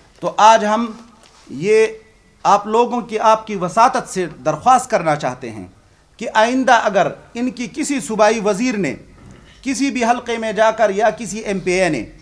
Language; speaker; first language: Urdu; non-native, local second language; Pashto